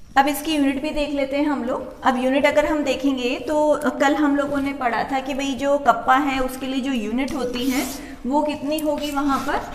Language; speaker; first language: Hindi; native; Hindi